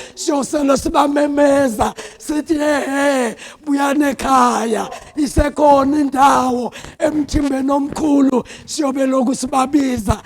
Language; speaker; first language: Zulu; non-native, local second language; South Ndebele